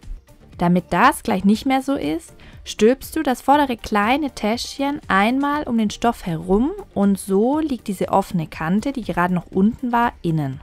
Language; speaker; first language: German; native; German